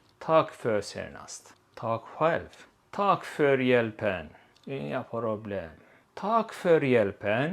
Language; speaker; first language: Swedish; non-native, fluent; Turkish